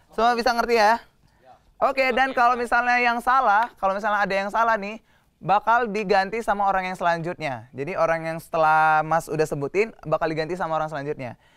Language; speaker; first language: Indonesian; native; Indonesian